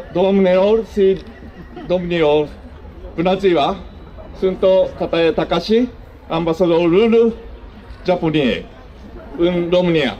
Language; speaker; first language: Romanian; non-native, learner; Japanese